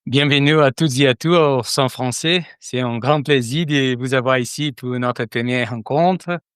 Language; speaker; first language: French; non-native, fluent; Portuguese